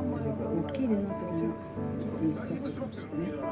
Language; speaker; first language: Japanese; native; Japanese